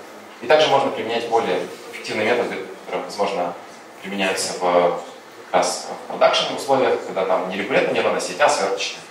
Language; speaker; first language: Russian; native; Russian